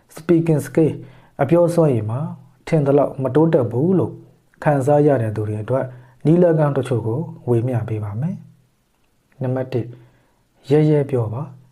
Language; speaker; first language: Burmese; native; Burmese